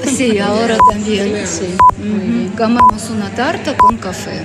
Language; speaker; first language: Spanish; non-native, learner; Ukrainian